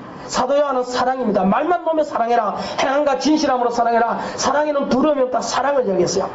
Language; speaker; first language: Korean; native; Korean